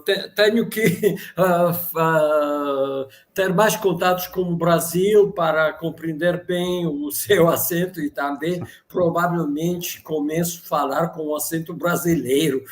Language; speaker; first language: Portuguese; non-native, fluent; Russian